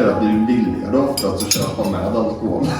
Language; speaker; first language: Swedish; native; Swedish